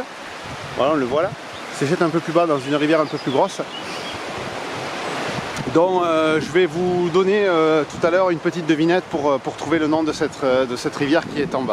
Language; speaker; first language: French; native; French